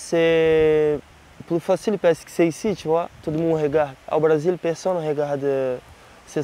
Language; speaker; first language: French; non-native, learner; Portuguese